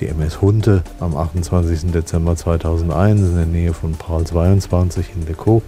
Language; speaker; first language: German; native; German